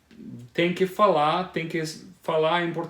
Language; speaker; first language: Portuguese; non-native, fluent; Italian